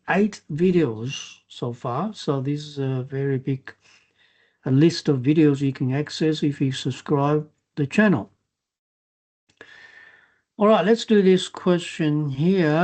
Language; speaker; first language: English; non-native, fluent; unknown